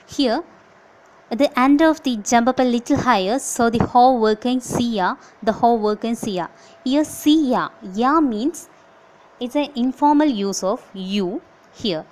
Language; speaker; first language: English; non-native, local second language; Malayalam